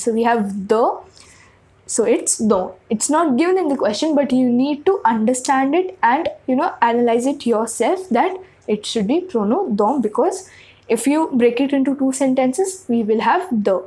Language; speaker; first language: English; non-native, local second language; Hindi